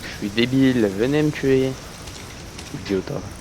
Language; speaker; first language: French; native; French